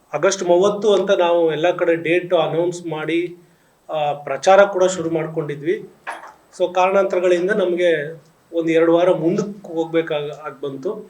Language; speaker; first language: Kannada; native; Kannada